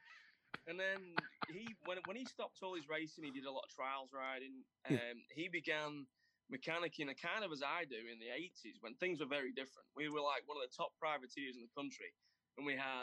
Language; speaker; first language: English; native; English